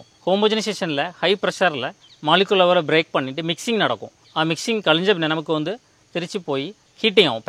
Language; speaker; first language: Malayalam; non-native, local second language; Tamil